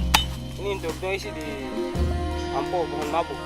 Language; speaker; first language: Indonesian; non-native, local second language; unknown